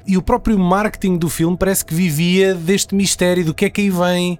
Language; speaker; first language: Portuguese; native; Portuguese